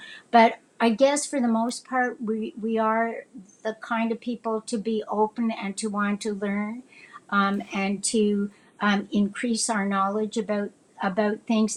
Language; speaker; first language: English; native; English